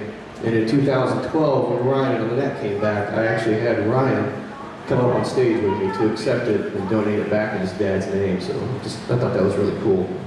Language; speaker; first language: English; native; English